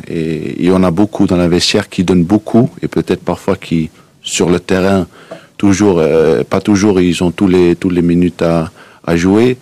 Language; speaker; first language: French; non-native, fluent; Danish